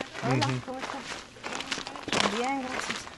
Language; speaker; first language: Spanish; non-native, learner; English